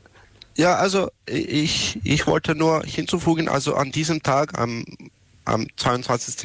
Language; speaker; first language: German; non-native, learner; Serbian